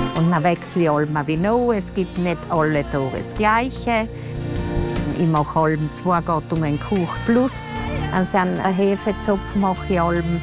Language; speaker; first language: German; native; German